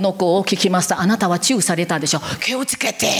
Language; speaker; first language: Japanese; non-native, learner; Korean